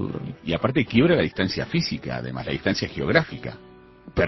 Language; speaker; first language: Spanish; native; Spanish